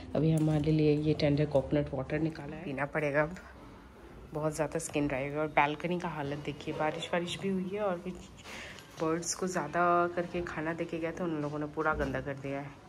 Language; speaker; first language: Hindi; non-native, local second language; Bangla